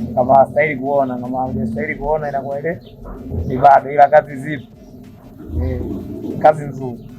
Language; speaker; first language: Swahili; native; Swahili